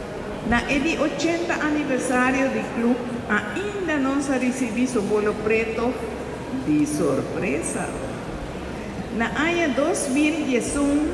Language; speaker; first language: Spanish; non-native, local second language; Papiamento